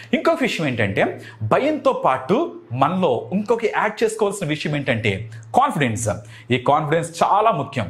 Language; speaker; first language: Telugu; native; Telugu